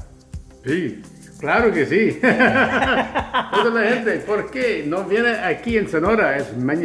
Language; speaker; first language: Spanish; non-native, learner; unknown